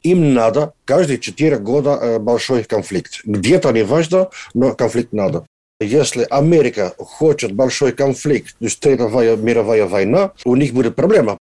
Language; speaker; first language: Russian; non-native, learner; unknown